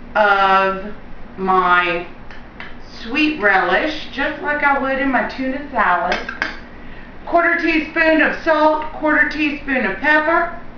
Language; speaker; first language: English; native; English